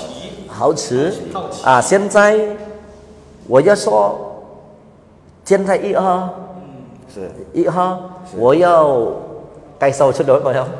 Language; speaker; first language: Chinese; non-native, learner; Hakka Chinese